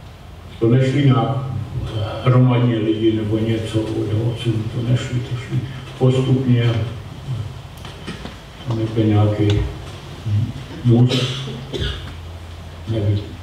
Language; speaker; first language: Czech; non-native, local second language; German